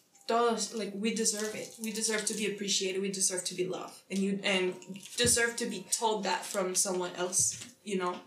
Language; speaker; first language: English; early bilingual, other home language; Spanish